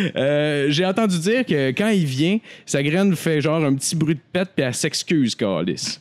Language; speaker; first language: French; native; French